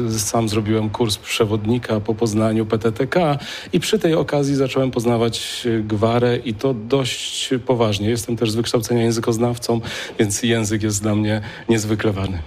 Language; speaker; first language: Polish; native; Polish